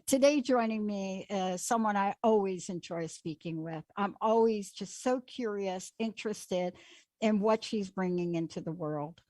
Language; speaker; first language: English; native; English